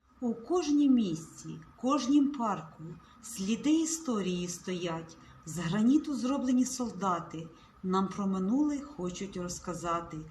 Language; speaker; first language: Ukrainian; native; Ukrainian